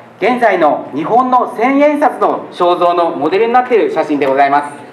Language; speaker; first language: Japanese; native; Japanese